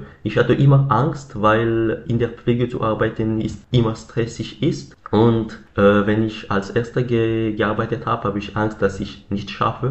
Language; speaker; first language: German; non-native, learner; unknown